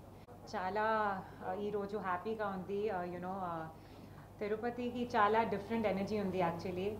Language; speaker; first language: Telugu; non-native, learner; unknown